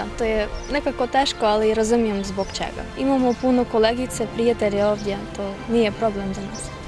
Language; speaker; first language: Croatian; non-native, learner; Ukrainian